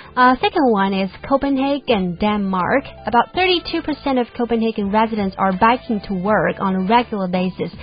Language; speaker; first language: English; non-native, fluent; Chinese